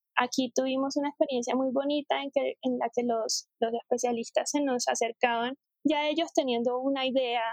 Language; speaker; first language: Spanish; native; Spanish